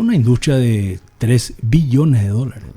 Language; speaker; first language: Spanish; native; Spanish